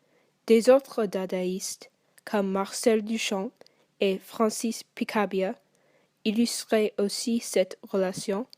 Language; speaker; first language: French; non-native, learner; English